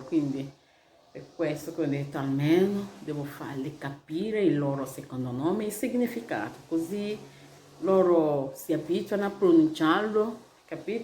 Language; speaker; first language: Italian; non-native, learner; Igbo